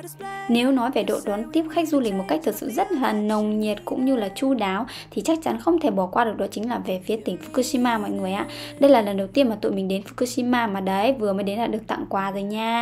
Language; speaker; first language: Vietnamese; native; Vietnamese